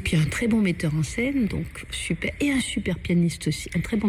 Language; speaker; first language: French; native; French